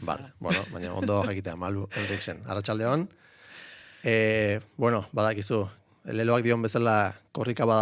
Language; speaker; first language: Basque; native; Basque